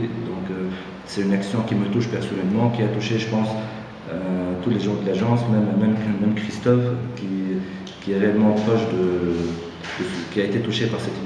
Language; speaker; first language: French; non-native, local second language; Arabic